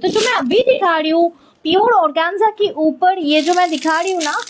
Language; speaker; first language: Hindi; non-native, local second language; Bangla